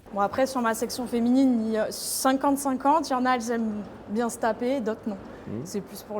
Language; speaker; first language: French; native; French